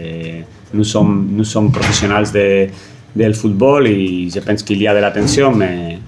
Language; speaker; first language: French; non-native, fluent; Spanish